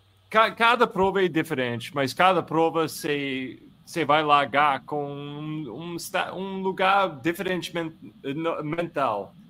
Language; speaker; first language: Portuguese; non-native, fluent; English